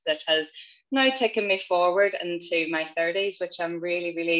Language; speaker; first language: English; native; English